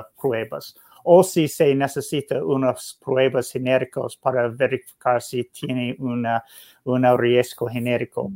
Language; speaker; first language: Spanish; non-native, learner; English